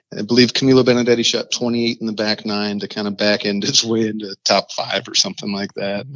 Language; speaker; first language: English; native; English